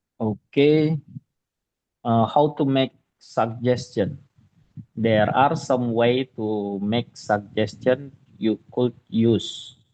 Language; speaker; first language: English; non-native, learner; Indonesian